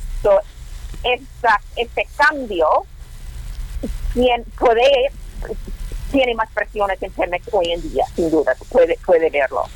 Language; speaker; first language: Spanish; non-native, learner; English